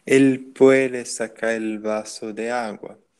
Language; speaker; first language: Spanish; non-native, learner; Portuguese